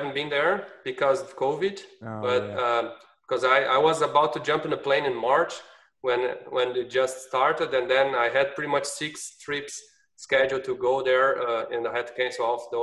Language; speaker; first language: English; non-native, fluent; Portuguese